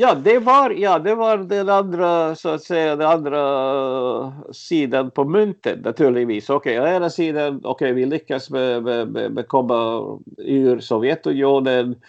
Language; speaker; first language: Swedish; early bilingual, other home language; Latvian